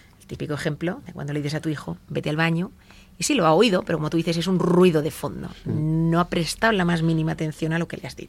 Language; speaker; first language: Spanish; native; Spanish